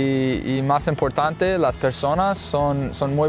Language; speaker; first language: Spanish; non-native, learner; English